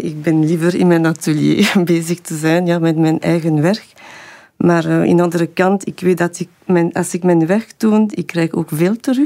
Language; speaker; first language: Dutch; non-native, local second language; French